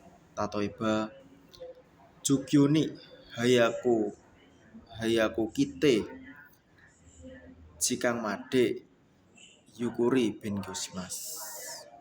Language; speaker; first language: Japanese; non-native, learner; Indonesian